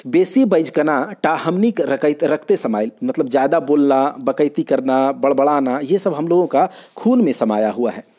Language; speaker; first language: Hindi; non-native, local second language; Magahi